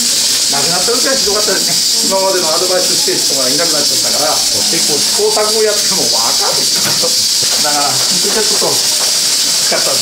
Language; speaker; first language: Japanese; native; Japanese